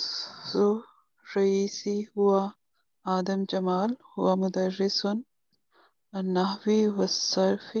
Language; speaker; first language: Arabic; non-native, learner; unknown